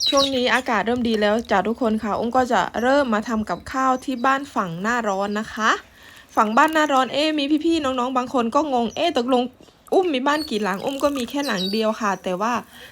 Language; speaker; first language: Thai; native; Thai